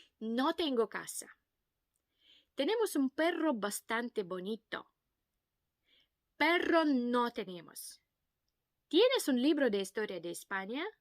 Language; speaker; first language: Spanish; non-native, fluent; Ukrainian